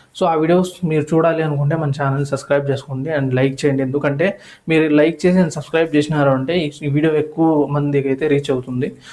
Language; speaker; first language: Telugu; non-native, local second language; Urdu